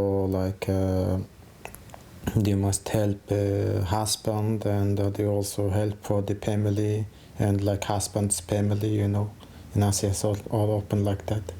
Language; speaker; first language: English; non-native, fluent; Mongolian